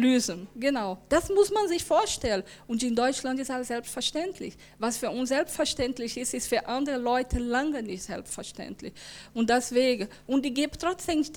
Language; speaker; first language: German; non-native, learner; Portuguese